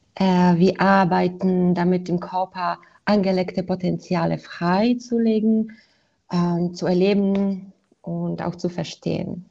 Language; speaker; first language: German; non-native, fluent; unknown